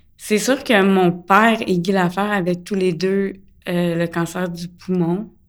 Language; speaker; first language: French; early bilingual, other home language; English